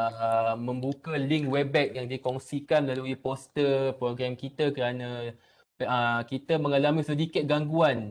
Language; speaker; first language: Malay; native; Malay